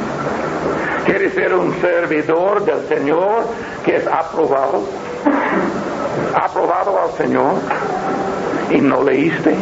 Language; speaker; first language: Spanish; non-native, learner; English